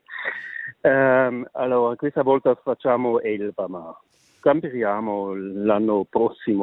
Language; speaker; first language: Italian; non-native, local second language; Swiss German